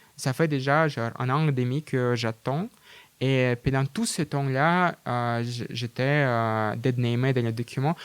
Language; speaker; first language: French; non-native, fluent; Russian